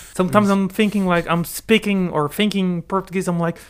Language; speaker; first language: English; non-native, fluent; Portuguese